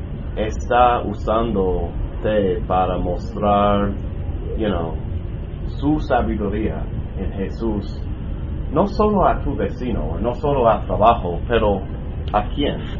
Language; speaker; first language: Spanish; non-native, learner; English